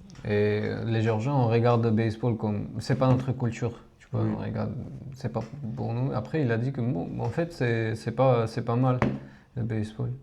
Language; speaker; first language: French; non-native, fluent; Georgian